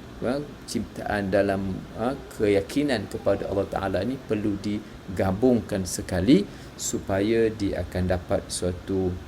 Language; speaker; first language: Malay; native; Malay